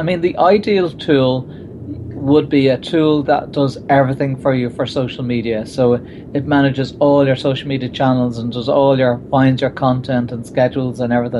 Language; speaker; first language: English; native; English